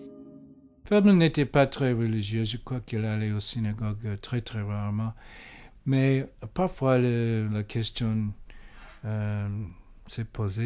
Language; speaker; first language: French; non-native, fluent; English